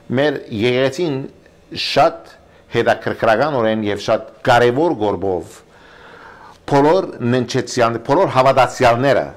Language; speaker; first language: Armenian; early bilingual, heritage; Armenian